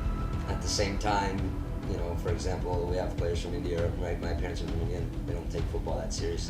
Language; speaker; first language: English; early bilingual, other home language; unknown